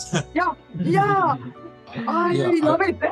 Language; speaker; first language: English; non-native, learner; Japanese